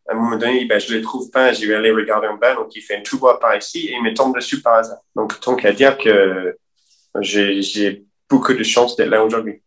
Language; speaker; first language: French; non-native, fluent; English